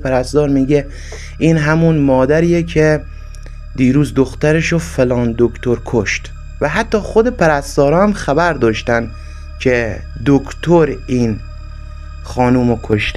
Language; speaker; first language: Persian; native; Persian